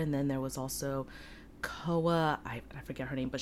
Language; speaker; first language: English; early bilingual, other home language; Polish